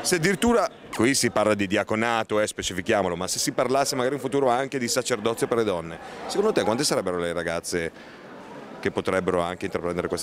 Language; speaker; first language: Italian; native; Italian